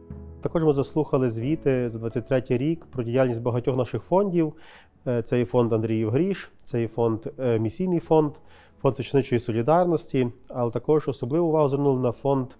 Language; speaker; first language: Ukrainian; native; Ukrainian